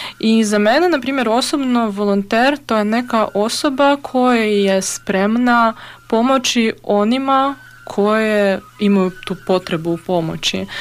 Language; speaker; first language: Serbian; non-native, fluent; Ukrainian